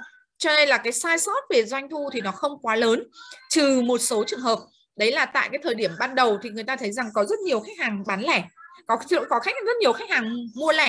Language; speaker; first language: Vietnamese; native; Vietnamese